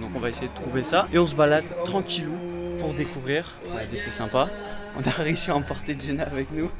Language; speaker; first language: French; native; French